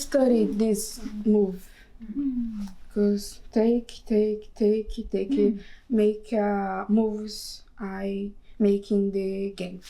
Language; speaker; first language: English; non-native, learner; Portuguese